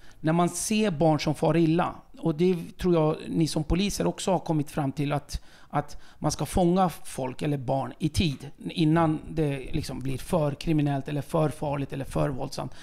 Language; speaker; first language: Swedish; early bilingual, other home language; Kurdish